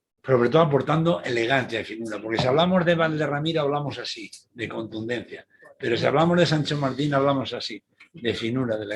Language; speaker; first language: Spanish; native; Spanish